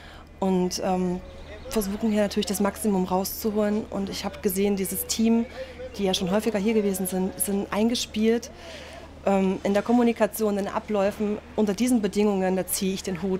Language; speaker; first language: German; native; German